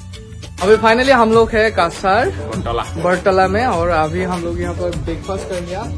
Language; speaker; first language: Hindi; non-native, local second language; Assamese